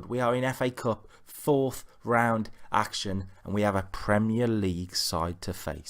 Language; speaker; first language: English; native; English